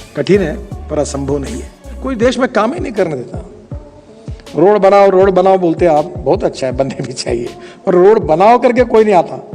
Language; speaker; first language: Hindi; non-native, local second language; Marathi